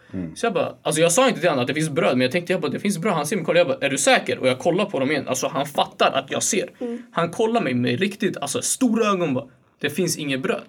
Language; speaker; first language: Swedish; early bilingual, other home language; Kurdish